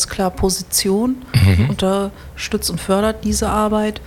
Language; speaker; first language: German; native; German